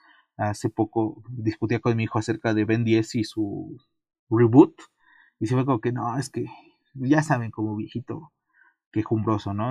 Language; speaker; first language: Spanish; native; Spanish